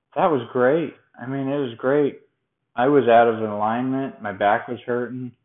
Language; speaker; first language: English; native; English